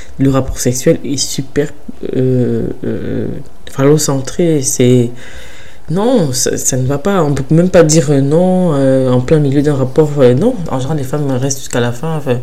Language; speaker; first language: French; early bilingual, other home language; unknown